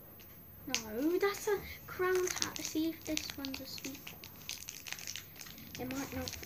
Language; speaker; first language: English; native; English